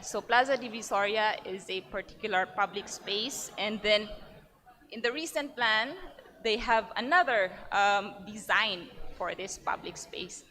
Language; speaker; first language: English; non-native, fluent; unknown